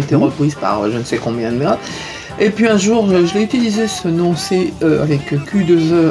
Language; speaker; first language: French; native; French